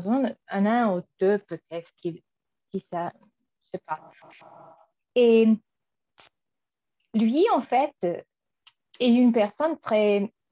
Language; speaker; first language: French; non-native, fluent; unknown